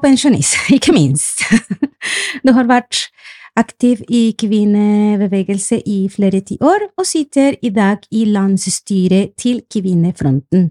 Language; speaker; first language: Norwegian; non-native, fluent; Spanish